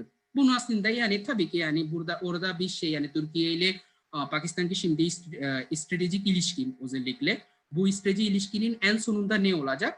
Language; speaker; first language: Turkish; non-native, learner; Bangla